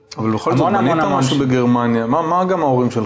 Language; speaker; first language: Hebrew; native; Hebrew